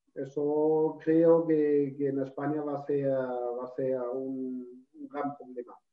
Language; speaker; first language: Spanish; non-native, fluent; German